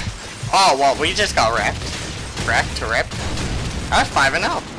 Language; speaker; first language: English; native; English